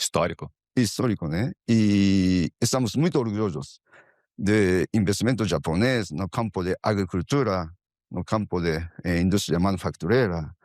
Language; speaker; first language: Portuguese; non-native, fluent; Japanese